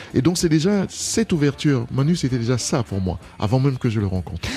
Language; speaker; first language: French; non-native, local second language; Duala